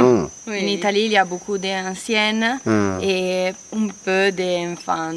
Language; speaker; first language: French; non-native, learner; Italian